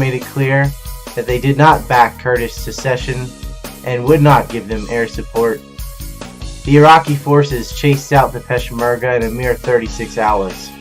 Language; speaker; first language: English; native; English